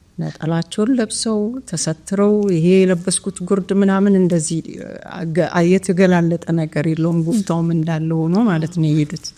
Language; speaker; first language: Amharic; non-native, local second language; Oromo